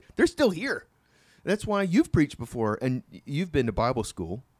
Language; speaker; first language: English; native; English